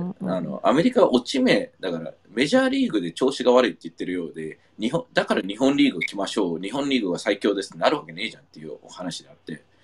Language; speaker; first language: Japanese; non-native, fluent; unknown